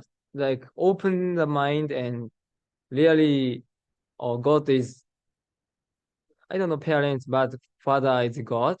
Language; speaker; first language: English; non-native, learner; Japanese